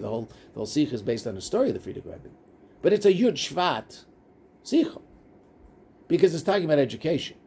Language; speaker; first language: English; native; English